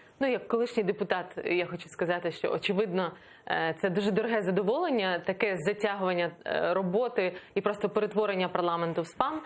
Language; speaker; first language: Ukrainian; native; Ukrainian